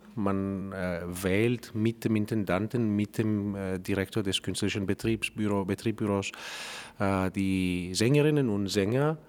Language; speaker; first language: German; non-native, fluent; Greek